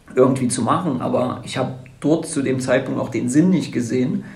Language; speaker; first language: German; native; German